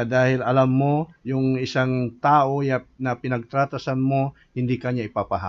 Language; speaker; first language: Filipino; native; Filipino